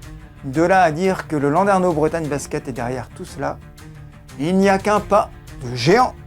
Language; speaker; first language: French; native; French